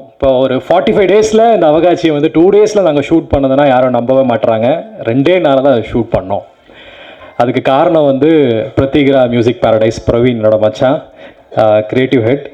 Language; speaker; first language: Tamil; native; Tamil